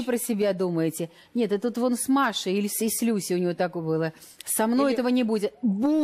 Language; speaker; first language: Russian; native; Russian